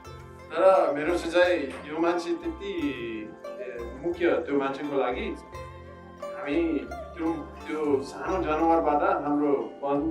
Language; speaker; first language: Nepali; non-native, learner; English